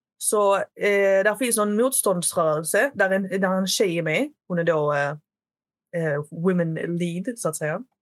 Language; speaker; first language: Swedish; early bilingual, other home language; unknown